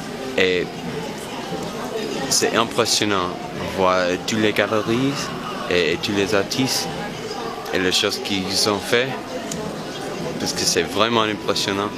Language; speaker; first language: French; non-native, fluent; English